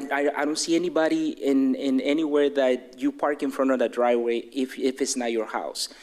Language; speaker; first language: English; non-native, fluent; Spanish